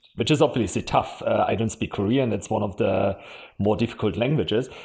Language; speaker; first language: English; non-native, fluent; German